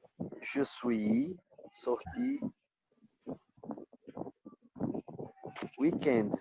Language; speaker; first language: French; non-native, learner; Portuguese